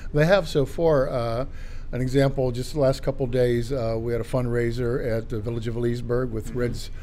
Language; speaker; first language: English; native; English